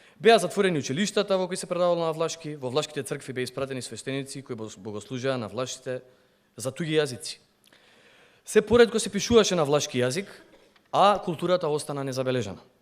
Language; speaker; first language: Macedonian; non-native, local second language; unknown